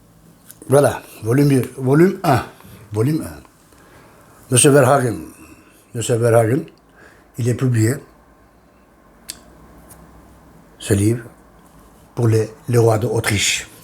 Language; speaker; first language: French; non-native, fluent; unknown